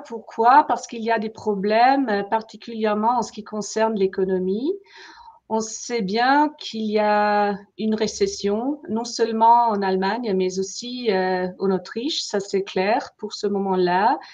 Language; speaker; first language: French; non-native, fluent; German